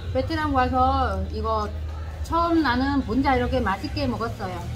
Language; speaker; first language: Korean; non-native, learner; Vietnamese